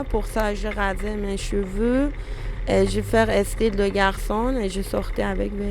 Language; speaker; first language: French; non-native, learner; Persian